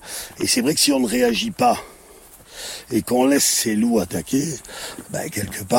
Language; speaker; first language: French; native; French